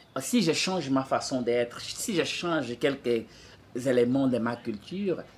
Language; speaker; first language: French; non-native, fluent; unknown